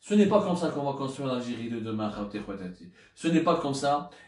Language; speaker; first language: French; non-native, local second language; Arabic